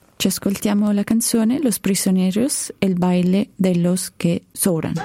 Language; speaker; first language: Italian; native; Italian